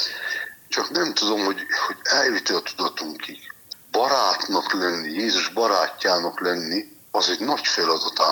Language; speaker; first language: Hungarian; native; Hungarian